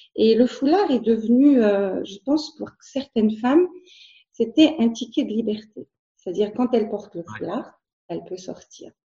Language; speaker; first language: French; non-native, local second language; Arabic